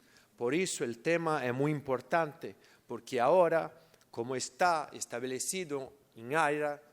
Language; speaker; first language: Spanish; non-native, learner; Portuguese